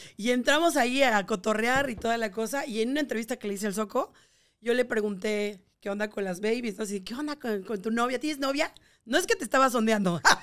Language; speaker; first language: Spanish; native; Spanish